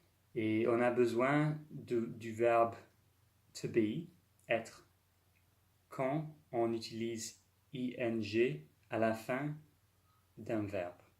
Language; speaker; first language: French; non-native, fluent; English